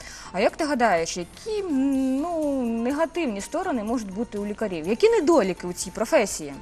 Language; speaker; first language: Ukrainian; native; Ukrainian